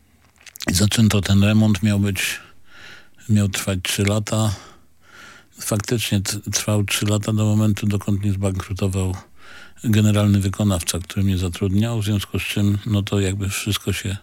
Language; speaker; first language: Polish; native; Polish